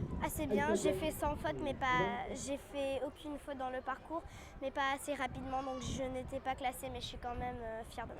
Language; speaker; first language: French; early bilingual, other home language; English